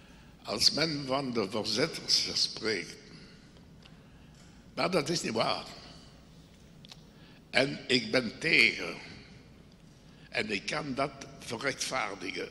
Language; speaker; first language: Dutch; non-native, local second language; French